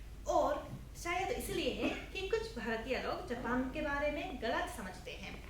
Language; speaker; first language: Hindi; non-native, fluent; Japanese